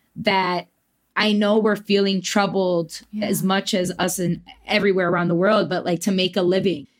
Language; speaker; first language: English; early bilingual, other home language; Spanish